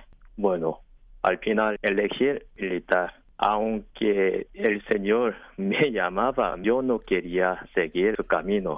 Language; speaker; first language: Spanish; non-native, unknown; Korean